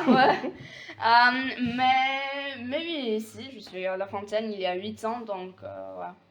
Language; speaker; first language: French; non-native, fluent; Polish